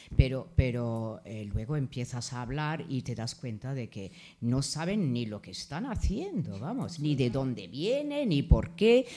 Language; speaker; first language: Spanish; non-native, fluent; English